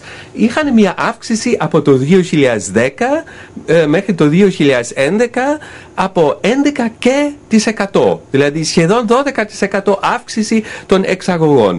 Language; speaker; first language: Greek; non-native, fluent; German